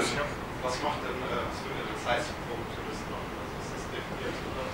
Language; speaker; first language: German; native; German